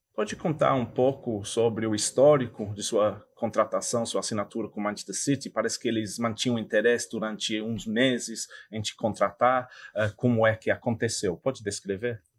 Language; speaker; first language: Portuguese; native; Portuguese